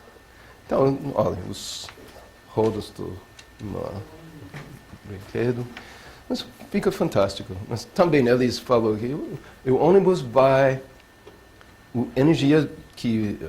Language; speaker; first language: Portuguese; non-native, learner; English